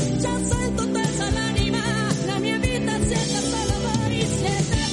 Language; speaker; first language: Italian; non-native, learner; Arabic